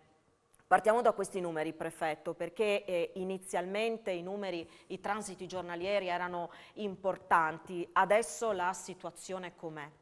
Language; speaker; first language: Italian; native; Italian